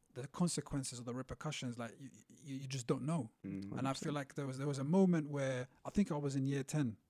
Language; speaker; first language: English; native; English